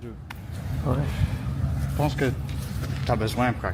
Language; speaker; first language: French; non-native, learner; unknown